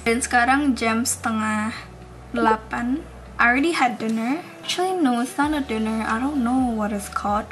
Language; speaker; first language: English; non-native, fluent; Indonesian